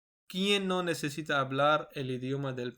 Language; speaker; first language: Spanish; non-native, fluent; Urdu